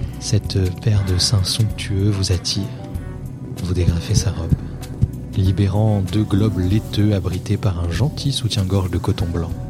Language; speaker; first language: French; native; French